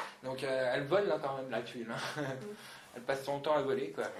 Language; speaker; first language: French; native; French